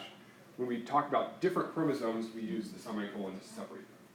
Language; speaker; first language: English; native; English